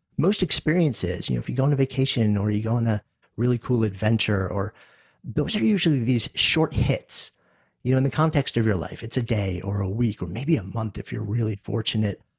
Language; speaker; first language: English; native; English